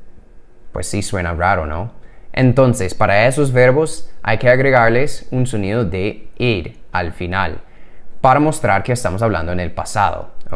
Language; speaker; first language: Spanish; non-native, fluent; English